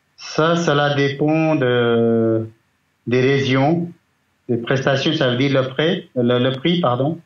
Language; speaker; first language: French; non-native, fluent; Nepali